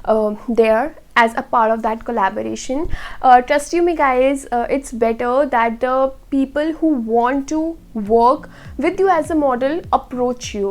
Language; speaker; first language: English; non-native, local second language; Hindi